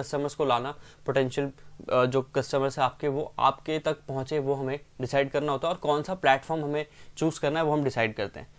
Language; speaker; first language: Hindi; native; Hindi